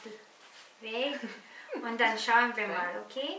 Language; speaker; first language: German; non-native, learner; Filipino